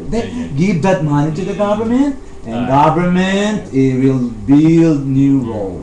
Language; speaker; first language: English; non-native, fluent; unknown